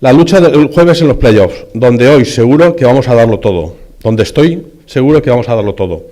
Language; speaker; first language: Spanish; native; Spanish